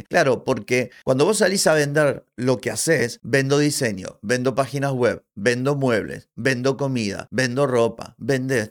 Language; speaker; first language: Spanish; native; Spanish